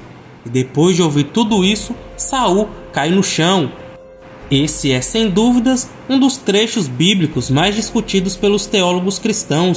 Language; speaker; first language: Portuguese; native; Portuguese